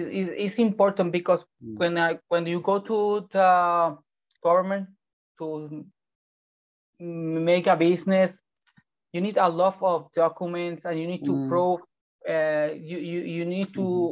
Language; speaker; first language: English; non-native, fluent; Spanish